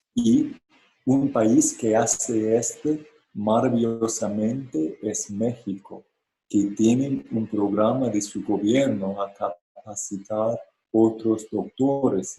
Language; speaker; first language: Spanish; non-native, fluent; English